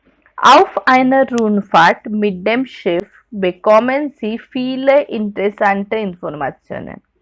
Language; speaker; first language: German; non-native, learner; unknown